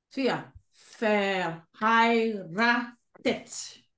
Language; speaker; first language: German; non-native, fluent; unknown